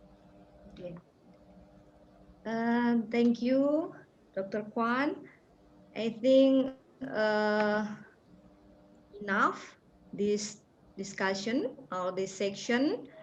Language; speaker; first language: English; non-native, fluent; Indonesian